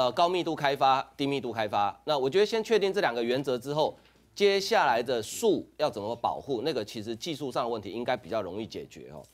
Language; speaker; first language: Chinese; non-native, local second language; Hakka Chinese